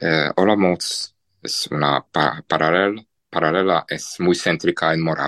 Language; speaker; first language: Spanish; non-native, fluent; Czech